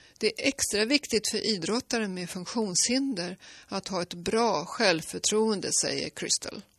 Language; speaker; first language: Swedish; native; Swedish